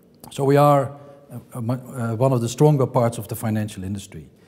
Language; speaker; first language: English; non-native, fluent; Dutch